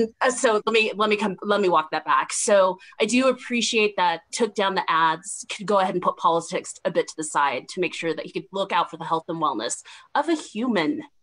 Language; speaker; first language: English; native; English